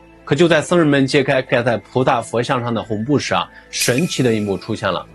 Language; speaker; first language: Chinese; native; Chinese